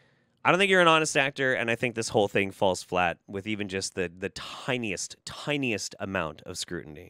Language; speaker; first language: English; native; English